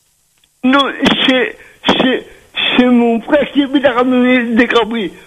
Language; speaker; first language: French; non-native, local second language; Réunion Creole French